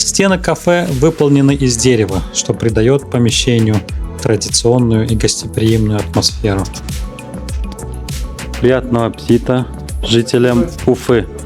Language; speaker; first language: Russian; native; Russian